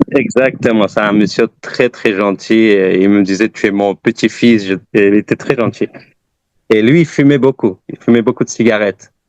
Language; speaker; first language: French; early bilingual, other home language; Persian